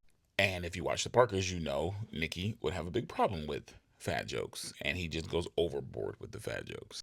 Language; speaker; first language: English; native; English